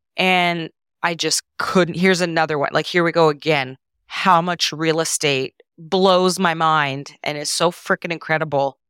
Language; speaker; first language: English; non-native, fluent; Serbian